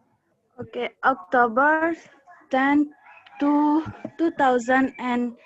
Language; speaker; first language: English; non-native, learner; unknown